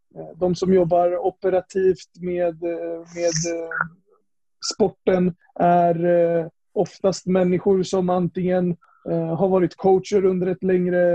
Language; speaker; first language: Swedish; native; Swedish